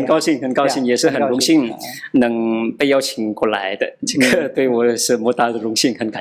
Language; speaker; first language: Chinese; non-native, fluent; Madurese